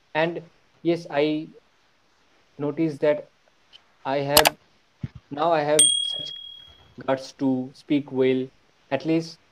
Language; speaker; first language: English; non-native, local second language; Bangla